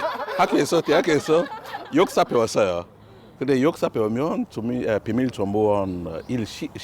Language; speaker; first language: Korean; non-native, learner; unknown